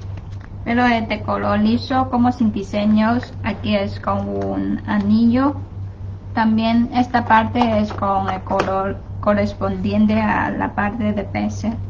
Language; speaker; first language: Spanish; non-native, fluent; Chinese